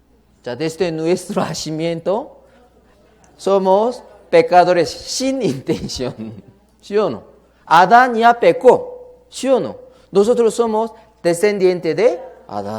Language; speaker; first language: Spanish; non-native, learner; Korean